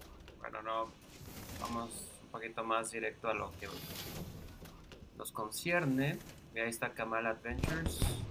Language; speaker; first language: Spanish; native; Spanish